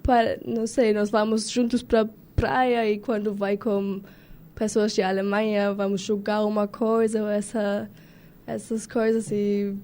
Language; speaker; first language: Portuguese; non-native, learner; German